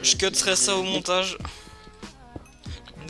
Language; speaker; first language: French; native; French